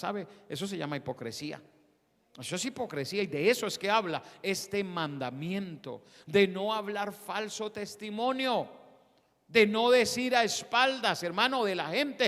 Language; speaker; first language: Spanish; native; Spanish